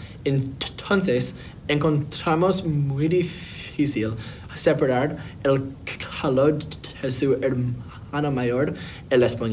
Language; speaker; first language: Spanish; non-native, learner; English